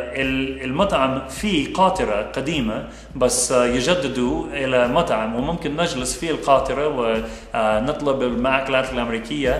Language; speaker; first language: Arabic; non-native, fluent; English